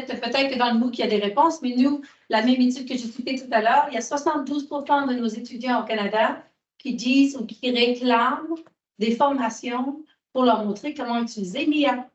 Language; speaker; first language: French; native; French